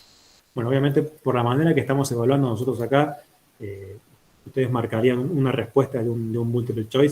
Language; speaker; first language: Spanish; native; Spanish